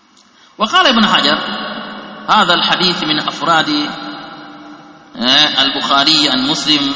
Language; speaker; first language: Arabic; non-native, fluent; Swahili